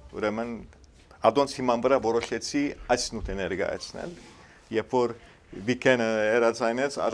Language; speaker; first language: Armenian; early bilingual, heritage; Armenian